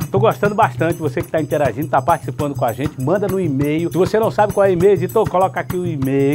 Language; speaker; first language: Portuguese; native; Portuguese